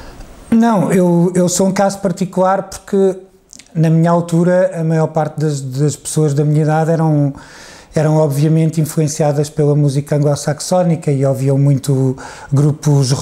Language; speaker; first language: Portuguese; native; Portuguese